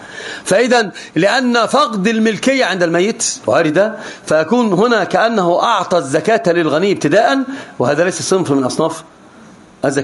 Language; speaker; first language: Arabic; native; Arabic